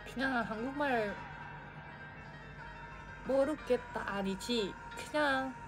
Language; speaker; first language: Korean; non-native, learner; Indonesian